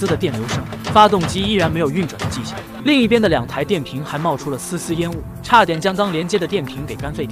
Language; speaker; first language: Chinese; native; Chinese